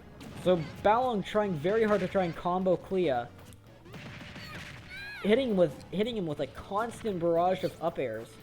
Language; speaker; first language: English; native; English